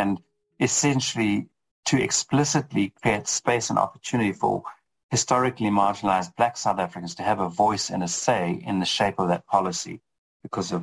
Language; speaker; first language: English; native; English